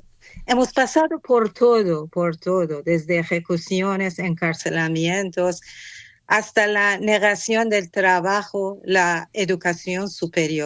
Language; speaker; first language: Spanish; non-native, fluent; Persian